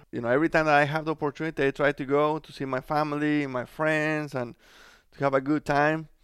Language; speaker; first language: English; non-native, fluent; Spanish